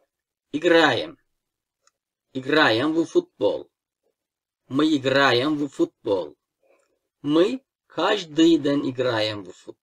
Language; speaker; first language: Russian; non-native, fluent; Turkish